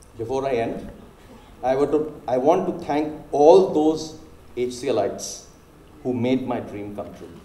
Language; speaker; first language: English; non-native, local second language; Hindi